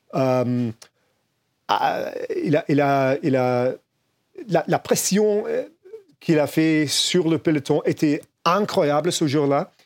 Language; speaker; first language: French; non-native, fluent; English